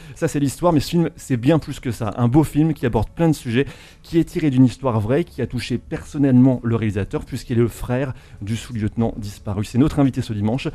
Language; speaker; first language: French; native; French